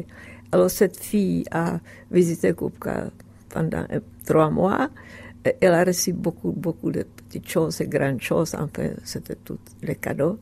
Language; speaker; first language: French; non-native, fluent; Czech